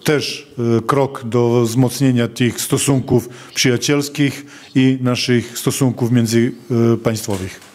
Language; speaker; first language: Polish; non-native, fluent; Serbian